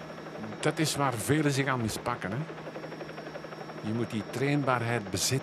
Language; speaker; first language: Dutch; native; Dutch